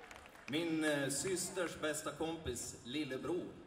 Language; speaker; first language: Swedish; native; Swedish